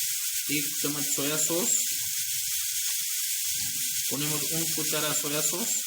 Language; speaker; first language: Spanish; non-native, learner; Urdu